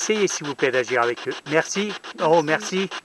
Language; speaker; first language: French; native; French